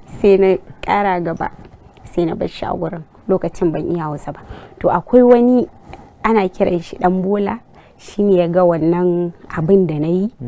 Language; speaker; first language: Hausa; non-native, local second language; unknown